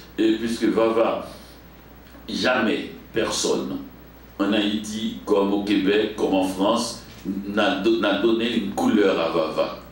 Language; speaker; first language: French; non-native, local second language; Haitian Creole